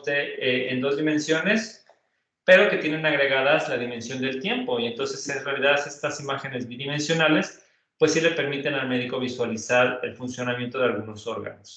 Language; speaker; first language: Spanish; native; Spanish